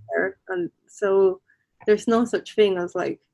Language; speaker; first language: English; non-native, fluent; Spanish